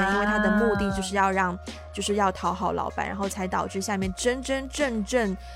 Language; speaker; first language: Chinese; native; Chinese